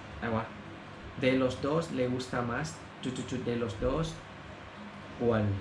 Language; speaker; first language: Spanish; non-native, learner; Thai